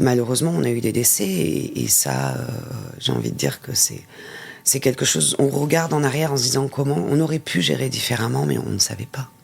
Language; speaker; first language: French; native; French